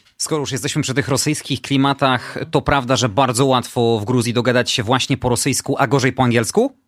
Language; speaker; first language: Polish; native; Polish